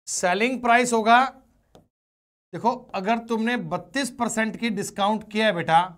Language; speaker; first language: Hindi; native; Hindi